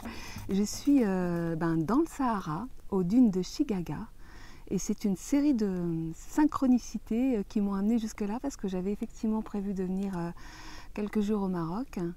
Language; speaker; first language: French; native; French